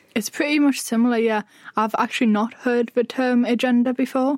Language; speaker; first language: English; native; English